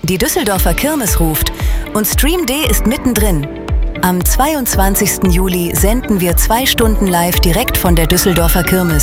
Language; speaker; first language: German; native; German